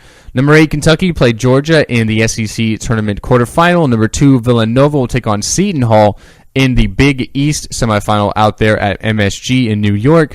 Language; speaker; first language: English; native; English